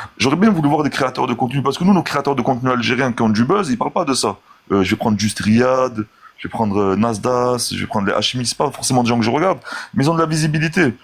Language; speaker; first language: French; early bilingual, other home language; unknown